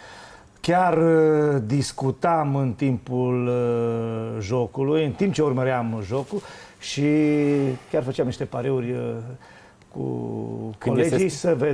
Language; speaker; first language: Romanian; native; Romanian